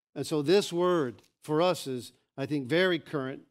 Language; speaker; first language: English; native; English